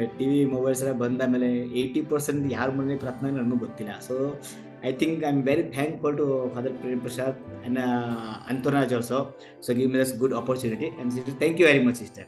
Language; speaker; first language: Kannada; non-native, local second language; Gujarati